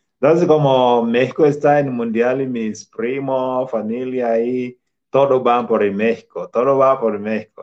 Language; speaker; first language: Spanish; non-native, fluent; Swahili